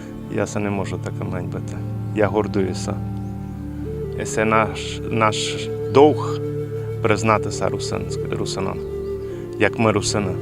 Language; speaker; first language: Ukrainian; early bilingual, heritage; Rusyn